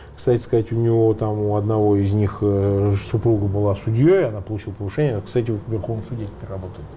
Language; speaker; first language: Russian; native; Russian